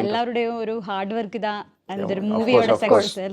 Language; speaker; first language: Tamil; non-native, local second language; Malayalam